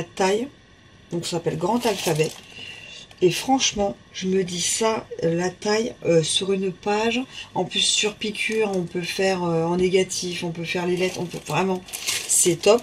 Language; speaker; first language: French; native; French